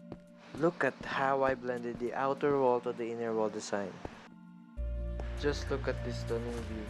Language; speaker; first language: English; non-native, local second language; Filipino